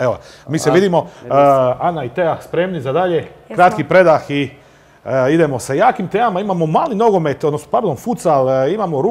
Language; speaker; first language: Croatian; native; Croatian